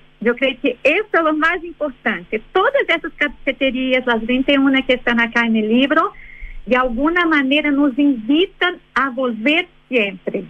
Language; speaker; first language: Spanish; non-native, fluent; Portuguese